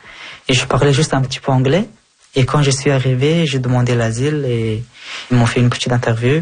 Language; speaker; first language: French; early bilingual, other home language; Persian